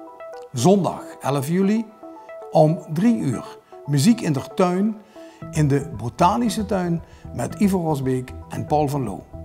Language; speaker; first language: Dutch; native; Dutch